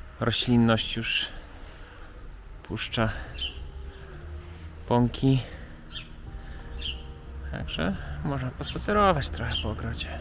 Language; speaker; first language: Polish; native; Polish